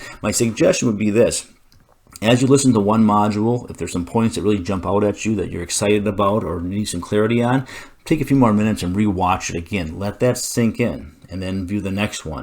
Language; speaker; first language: English; native; English